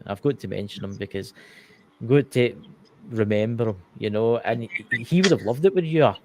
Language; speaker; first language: English; native; English